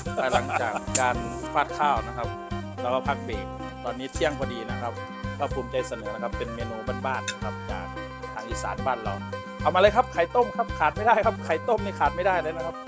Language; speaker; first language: Thai; non-native, local second language; Northeastern Thai